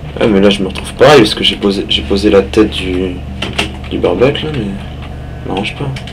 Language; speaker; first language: French; native; French